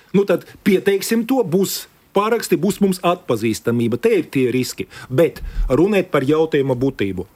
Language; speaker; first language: Latvian; non-native, local second language; Russian